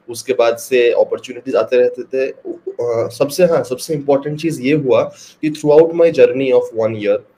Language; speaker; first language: Hindi; non-native, local second language; Bangla